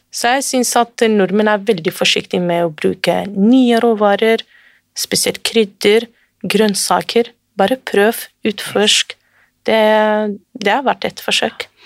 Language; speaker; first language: Norwegian; non-native, fluent; Kurdish